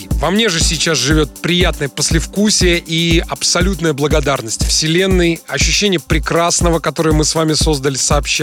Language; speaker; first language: Russian; native; Russian